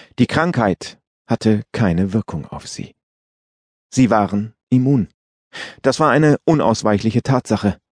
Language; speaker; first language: German; native; German